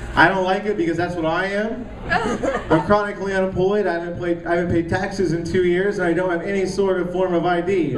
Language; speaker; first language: English; native; English